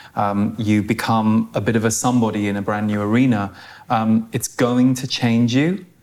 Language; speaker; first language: English; native; English